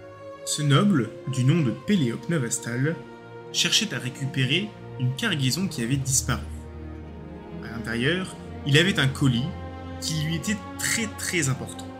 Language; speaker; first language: French; native; French